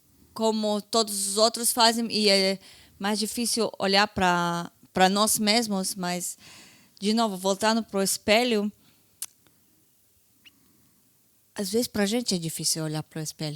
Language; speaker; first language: Portuguese; non-native, fluent; Hebrew